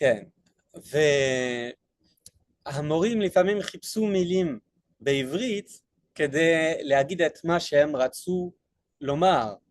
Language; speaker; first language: Hebrew; non-native, fluent; French